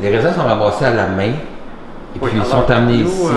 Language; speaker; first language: French; native; French